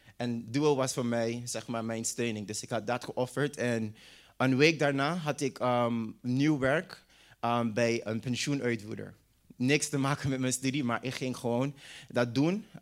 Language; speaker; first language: Dutch; non-native, local second language; English